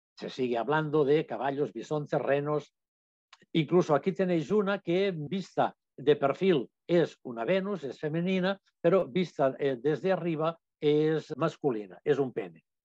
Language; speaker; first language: Spanish; non-native, local second language; Catalan